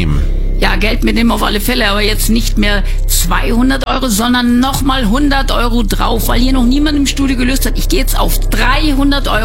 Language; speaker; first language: German; native; German